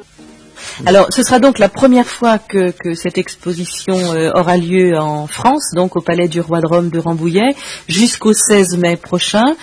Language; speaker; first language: French; native; French